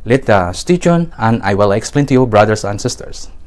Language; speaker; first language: English; non-native, local second language; Filipino